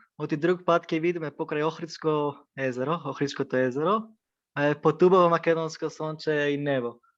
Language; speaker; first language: Macedonian; non-native, fluent; Greek